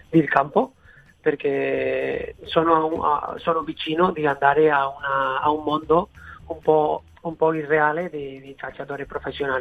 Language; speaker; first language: Italian; non-native, fluent; Spanish